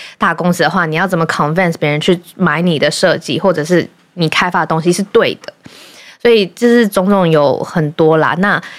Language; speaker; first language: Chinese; early bilingual, heritage; Chinese